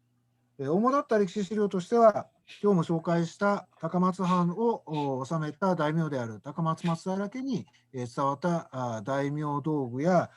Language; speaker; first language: Japanese; native; Japanese